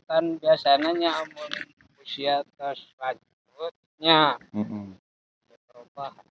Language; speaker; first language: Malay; non-native, local second language; Sundanese